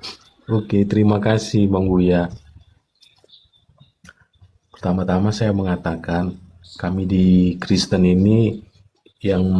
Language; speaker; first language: Indonesian; native; Indonesian